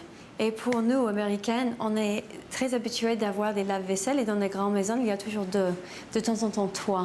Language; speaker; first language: French; non-native, learner; English